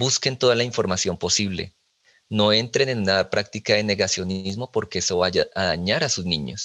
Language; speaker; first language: Spanish; native; Spanish